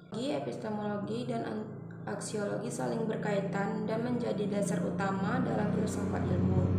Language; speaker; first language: Indonesian; native; Indonesian